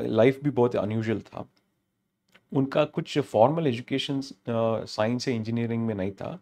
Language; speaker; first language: Hindi; non-native, local second language; Telugu